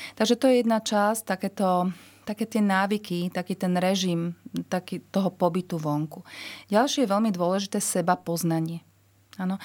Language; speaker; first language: Slovak; native; Slovak